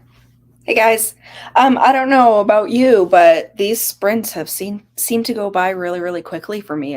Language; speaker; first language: English; native; English